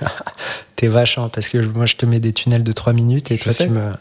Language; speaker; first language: French; native; French